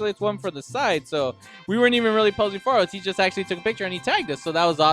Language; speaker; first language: English; native; English